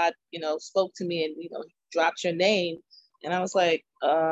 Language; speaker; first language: English; native; English